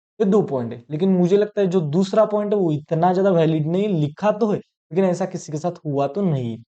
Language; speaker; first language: Hindi; non-native, local second language; Marathi